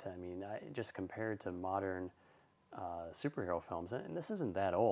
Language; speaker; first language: English; native; English